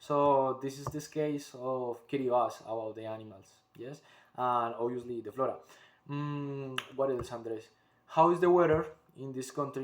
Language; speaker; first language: English; non-native, learner; Spanish